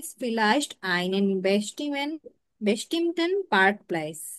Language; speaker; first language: German; non-native, learner; Bangla